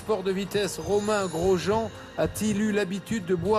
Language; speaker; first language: French; native; French